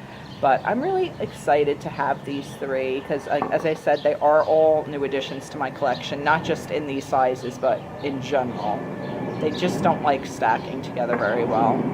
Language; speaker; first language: English; native; English